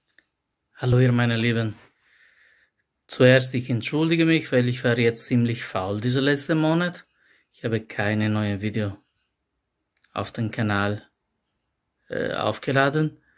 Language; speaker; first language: German; non-native, fluent; Italian